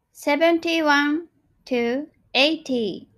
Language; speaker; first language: English; non-native, fluent; Japanese